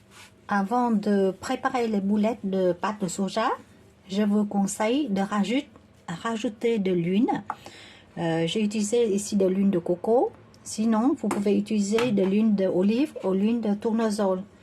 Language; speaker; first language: French; non-native, learner; Vietnamese